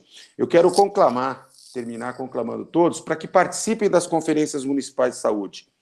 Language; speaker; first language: Portuguese; native; Portuguese